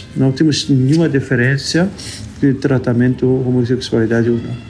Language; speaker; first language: Portuguese; non-native, fluent; Arabic